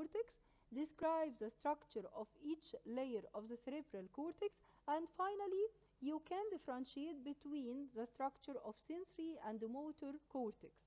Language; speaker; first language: English; non-native, local second language; Arabic